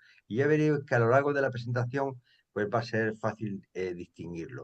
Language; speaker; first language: Spanish; native; Spanish